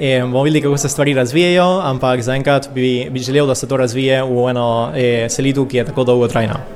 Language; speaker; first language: Slovenian; early bilingual, heritage; Slovenian